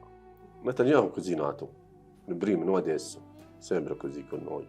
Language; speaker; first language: Italian; non-native, learner; Arabic